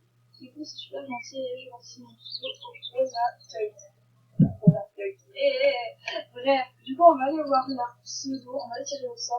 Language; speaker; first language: French; native; French